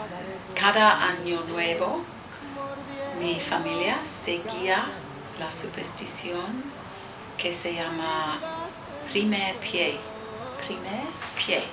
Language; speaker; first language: Spanish; non-native, learner; English